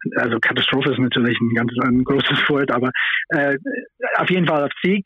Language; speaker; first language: German; non-native, fluent; English